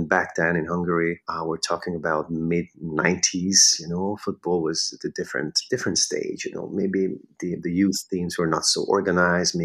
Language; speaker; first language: English; non-native, fluent; Hungarian